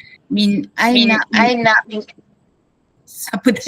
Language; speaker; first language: Arabic; non-native, learner; Malay